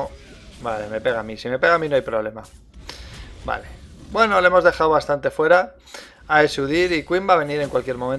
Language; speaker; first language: Spanish; native; Spanish